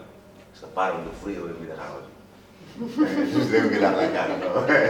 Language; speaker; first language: Spanish; non-native, fluent; Wolof